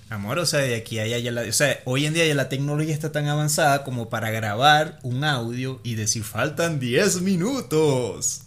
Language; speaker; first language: Spanish; native; Spanish